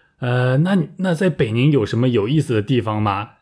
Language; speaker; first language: Chinese; native; Chinese